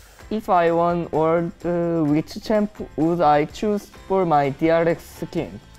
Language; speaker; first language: English; non-native, learner; Korean